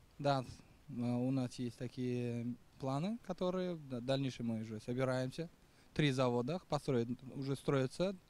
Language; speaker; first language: Russian; non-native, local second language; Uzbek